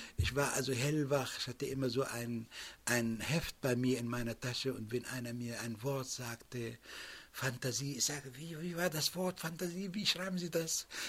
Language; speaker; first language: German; non-native, fluent; Arabic